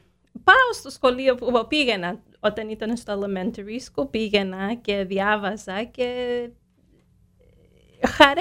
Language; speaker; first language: Greek; early bilingual, heritage; Greek